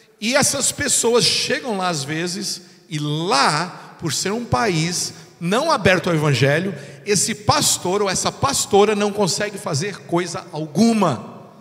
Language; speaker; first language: Portuguese; non-native, fluent; English